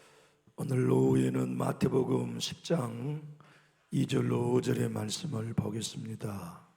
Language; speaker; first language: Korean; native; Korean